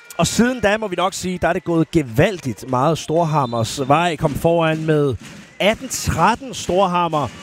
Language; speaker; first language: Danish; native; Danish